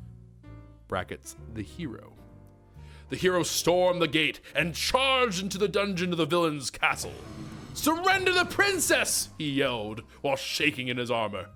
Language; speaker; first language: English; native; English